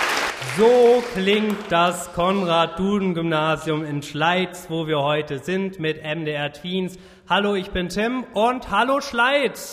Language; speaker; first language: German; native; German